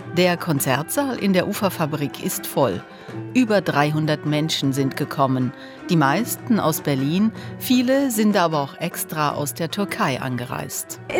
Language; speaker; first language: German; native; German